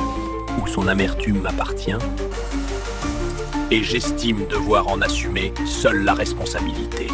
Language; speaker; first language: French; native; French